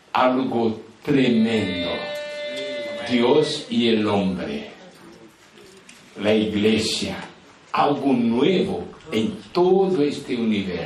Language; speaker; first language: Spanish; non-native, fluent; Portuguese